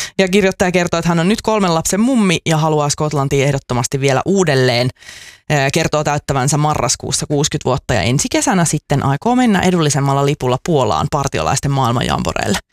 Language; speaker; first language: Finnish; native; Finnish